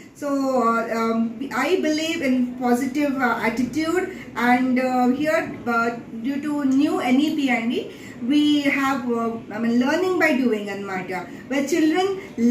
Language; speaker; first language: English; non-native, local second language; Telugu